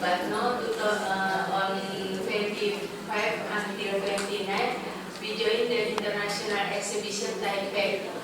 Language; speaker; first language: English; non-native, learner; Indonesian